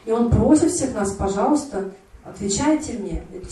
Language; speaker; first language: Russian; native; Russian